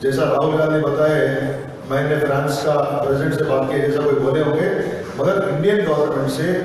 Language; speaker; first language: Hindi; non-native, local second language; Telugu